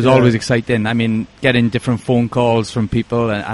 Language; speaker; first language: English; native; English